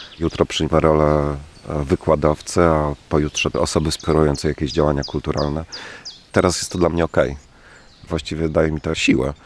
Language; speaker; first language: Polish; native; Polish